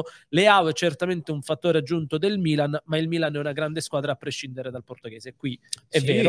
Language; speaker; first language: Italian; native; Italian